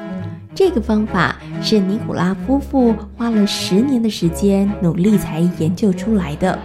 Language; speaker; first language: Chinese; native; Chinese